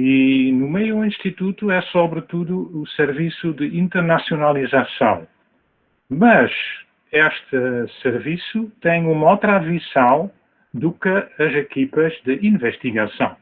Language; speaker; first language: Portuguese; non-native, fluent; Dutch